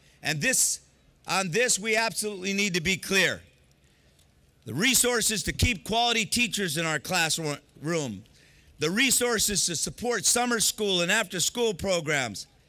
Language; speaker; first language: English; early bilingual, other home language; Spanish